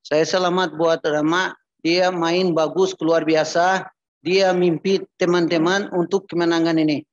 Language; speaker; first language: Indonesian; non-native, learner; Portuguese